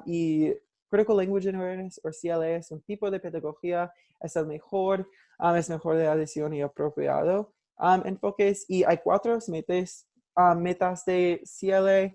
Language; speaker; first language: Spanish; non-native, learner; English